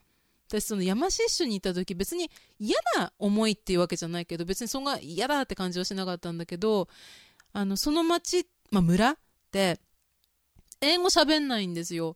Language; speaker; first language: Japanese; native; Japanese